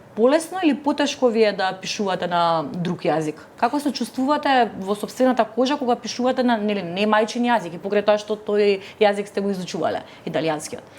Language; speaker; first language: Macedonian; native; Macedonian